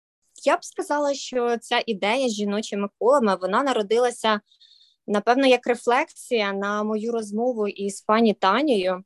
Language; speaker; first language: Ukrainian; native; Ukrainian